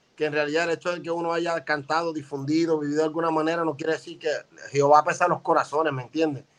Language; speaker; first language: Spanish; native; Spanish